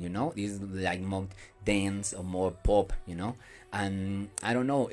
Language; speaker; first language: English; non-native, learner; Spanish